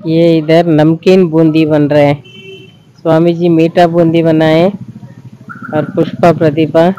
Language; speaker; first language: Hindi; non-native, local second language; Kannada